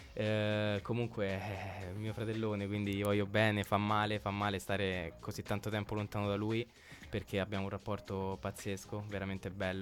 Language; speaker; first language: Italian; native; Italian